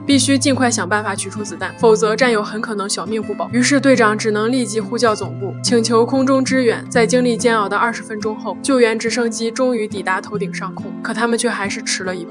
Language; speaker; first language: Chinese; native; Chinese